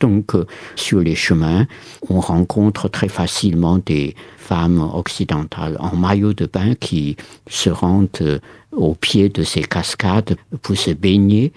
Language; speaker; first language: French; non-native, fluent; Chinese